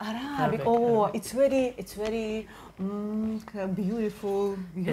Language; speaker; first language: English; non-native, learner; Russian